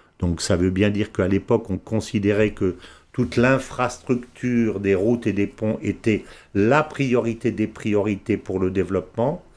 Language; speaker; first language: French; early bilingual, heritage; French